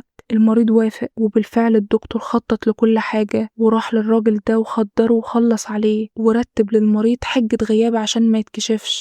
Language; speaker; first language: Arabic; native; Arabic